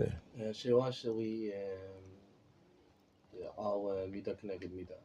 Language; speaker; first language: Hebrew; non-native, learner; English